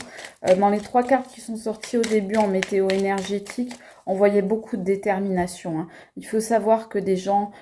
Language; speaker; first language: French; native; French